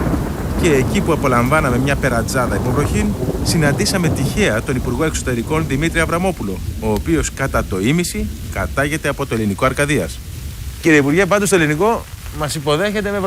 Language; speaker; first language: Greek; native; Greek